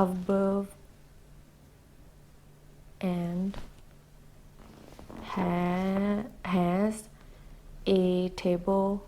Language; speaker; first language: English; non-native, learner; Thai